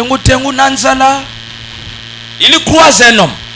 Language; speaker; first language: French; non-native, local second language; Lingala